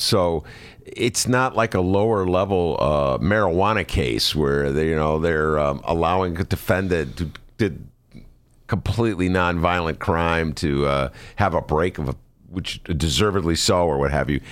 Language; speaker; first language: English; native; English